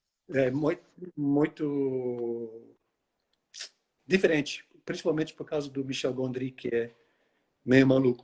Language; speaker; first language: Portuguese; non-native, fluent; English